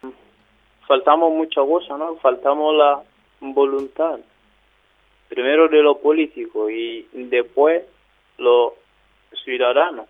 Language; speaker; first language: Spanish; non-native, learner; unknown